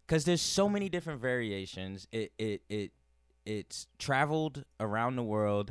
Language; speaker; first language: English; early bilingual, other home language; Spanish